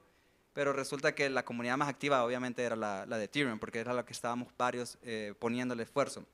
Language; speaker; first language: Spanish; native; Spanish